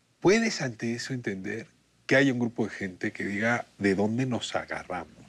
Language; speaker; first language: Spanish; native; Spanish